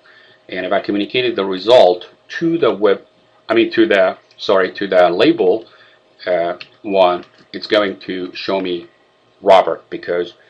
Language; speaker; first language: English; non-native, fluent; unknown